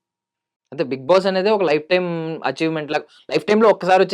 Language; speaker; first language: Telugu; native; Telugu